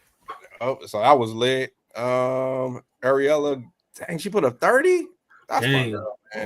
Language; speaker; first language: English; native; English